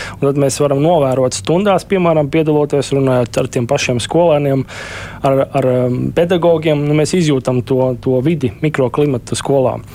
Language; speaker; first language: Latvian; non-native, local second language; Russian